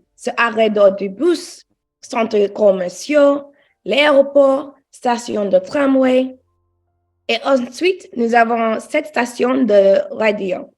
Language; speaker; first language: French; non-native, learner; English